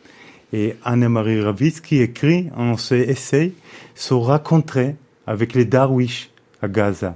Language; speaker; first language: French; non-native, fluent; Hebrew